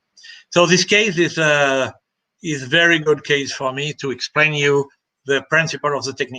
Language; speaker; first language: English; non-native, fluent; French